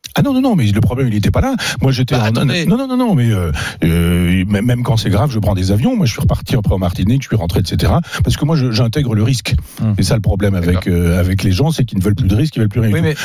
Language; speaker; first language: French; native; French